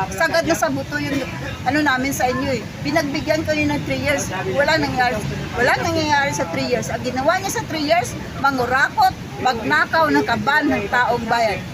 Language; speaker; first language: Filipino; non-native, local second language; Hiligaynon